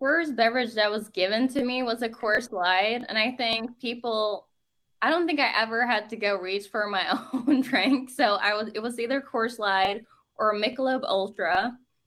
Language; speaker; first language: English; non-native, fluent; Norwegian